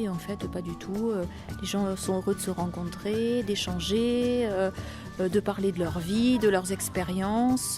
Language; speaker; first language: French; native; French